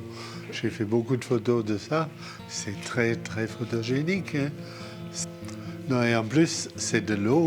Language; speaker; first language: French; non-native, fluent; German